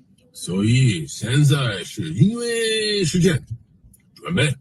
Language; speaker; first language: Chinese; non-native, learner; English